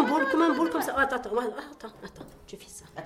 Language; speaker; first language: French; non-native, learner; Arabic